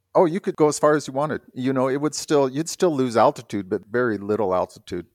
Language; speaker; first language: English; native; English